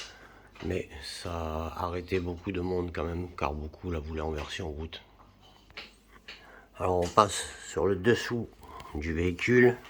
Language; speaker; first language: French; native; French